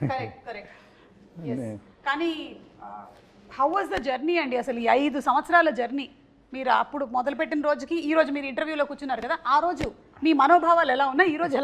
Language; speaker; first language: Telugu; native; Telugu